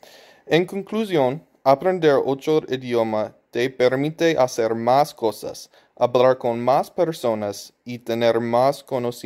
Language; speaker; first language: Spanish; non-native, fluent; English